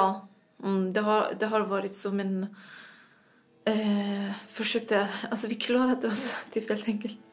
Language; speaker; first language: Swedish; non-native, fluent; Persian